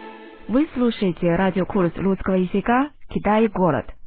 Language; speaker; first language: Russian; non-native, fluent; Chinese